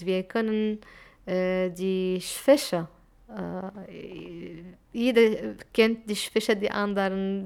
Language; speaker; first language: German; non-native, fluent; Arabic